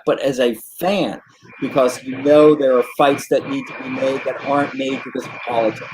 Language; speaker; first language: English; native; English